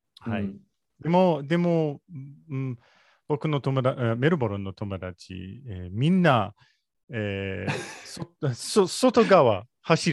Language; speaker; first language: Japanese; non-native, learner; English